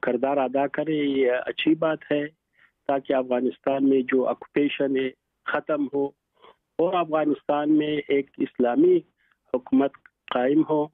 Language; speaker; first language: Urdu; non-native, fluent; Pashto